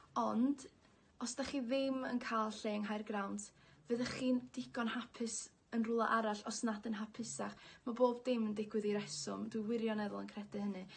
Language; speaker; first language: Welsh; native; Welsh